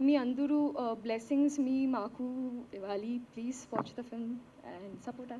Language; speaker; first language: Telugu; non-native, learner; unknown